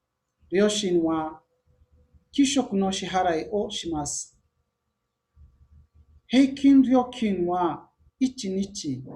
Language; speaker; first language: Japanese; non-native, learner; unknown